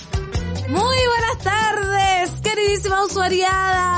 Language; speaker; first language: Spanish; native; Spanish